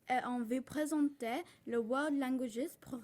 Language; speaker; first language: French; non-native, learner; English